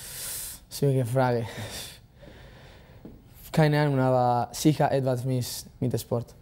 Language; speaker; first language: German; non-native, learner; Spanish